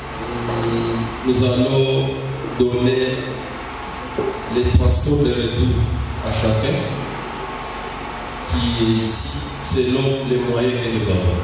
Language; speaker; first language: French; non-native, local second language; Swahili